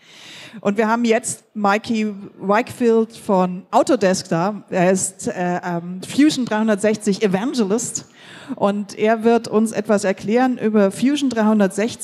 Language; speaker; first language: German; native; German